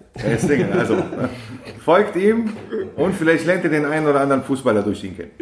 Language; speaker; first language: German; non-native, fluent; Persian